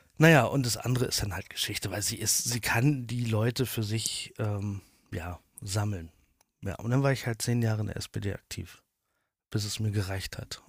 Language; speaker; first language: German; native; German